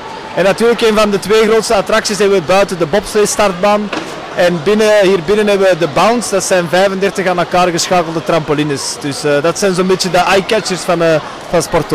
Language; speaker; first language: Dutch; native; Dutch